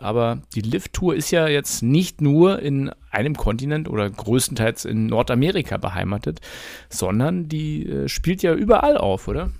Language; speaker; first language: German; native; German